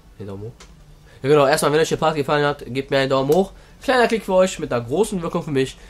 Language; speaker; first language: German; early bilingual, other home language; Turkish